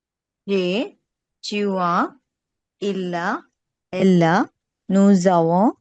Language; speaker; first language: French; non-native, learner; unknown